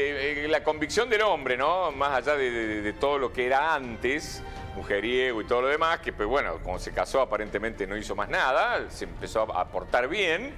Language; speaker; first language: Spanish; native; Spanish